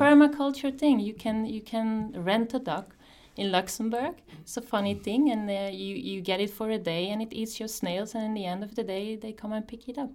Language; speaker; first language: English; non-native, fluent; Dutch